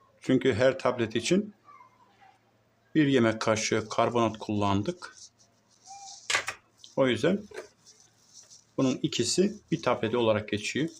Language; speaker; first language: Turkish; native; Turkish